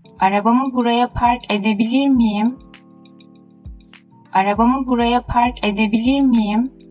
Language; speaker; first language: Turkish; non-native, fluent; Uzbek